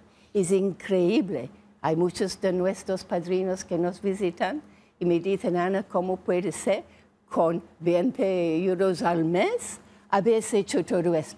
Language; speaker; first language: Spanish; non-native, fluent; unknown